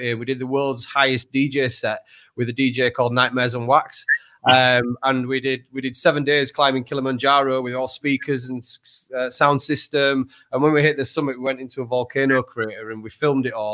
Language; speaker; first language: English; native; English